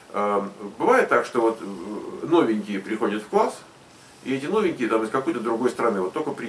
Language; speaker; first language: Russian; native; Russian